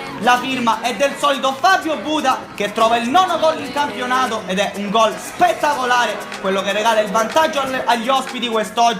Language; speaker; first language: Italian; native; Italian